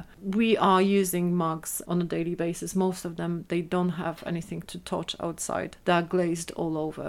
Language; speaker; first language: English; non-native, fluent; Polish